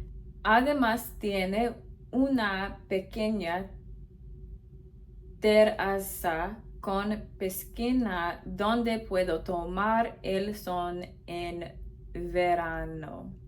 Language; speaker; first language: Spanish; non-native, learner; English